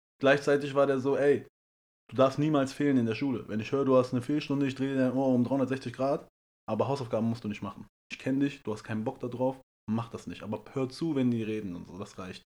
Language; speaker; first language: German; early bilingual, other home language; Persian